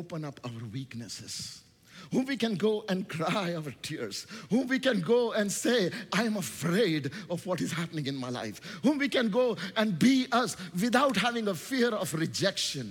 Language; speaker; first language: English; non-native, local second language; Hindi